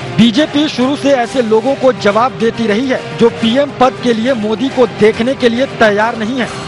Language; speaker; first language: Hindi; native; Hindi